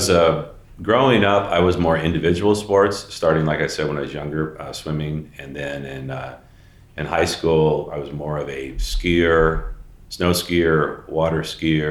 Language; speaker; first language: English; native; English